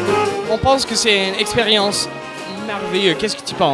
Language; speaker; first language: French; non-native, local second language; English